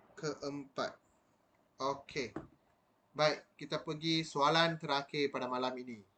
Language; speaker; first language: Malay; non-native, local second language; Tamil